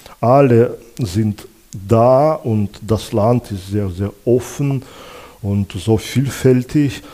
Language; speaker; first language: German; non-native, fluent; Belarusian